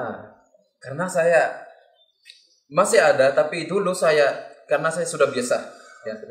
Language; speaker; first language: Indonesian; non-native, learner; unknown